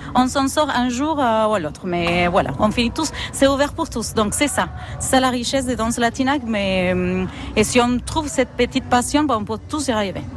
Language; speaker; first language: French; non-native, fluent; Spanish